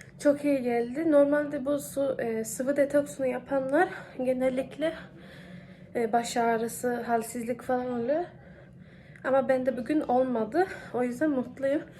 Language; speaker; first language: Turkish; early bilingual, heritage; Turkish